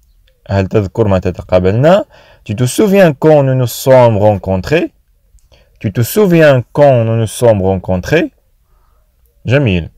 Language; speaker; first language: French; non-native, fluent; Arabic